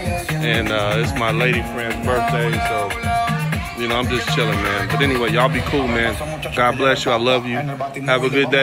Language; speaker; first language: English; native; English